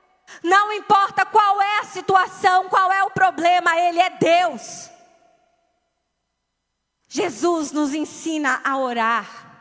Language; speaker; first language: Portuguese; native; Portuguese